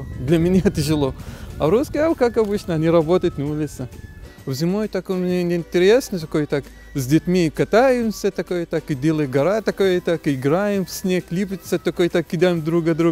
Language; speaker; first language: Russian; non-native, learner; Arabic